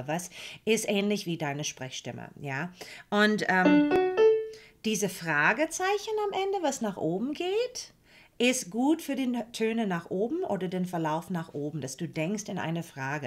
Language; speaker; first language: German; non-native, fluent; English